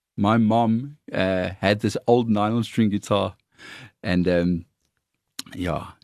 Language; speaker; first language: English; non-native, local second language; Afrikaans